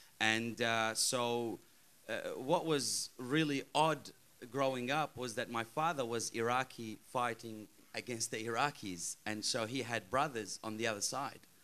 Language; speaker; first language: English; early bilingual, other home language; Arabic